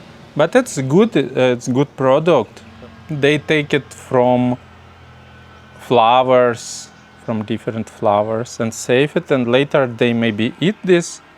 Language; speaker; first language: English; non-native, learner; Russian